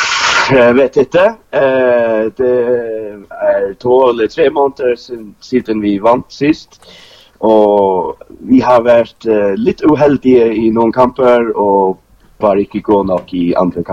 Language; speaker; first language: Danish; non-native, local second language; Faroese